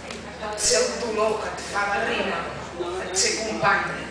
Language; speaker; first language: Catalan; native; Catalan